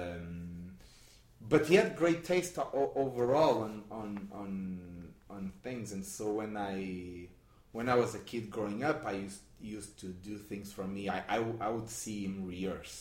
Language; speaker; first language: English; non-native, fluent; Portuguese